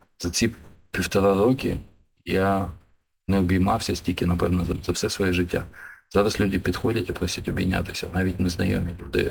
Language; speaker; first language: Ukrainian; non-native, local second language; Russian